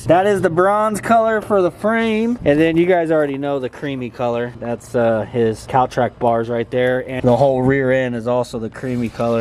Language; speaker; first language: English; native; English